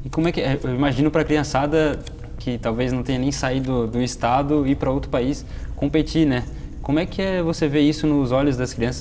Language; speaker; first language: Portuguese; native; Portuguese